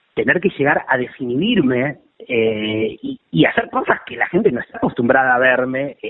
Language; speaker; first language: Spanish; native; Spanish